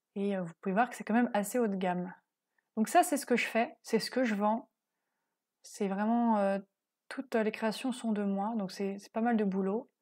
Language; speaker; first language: French; native; French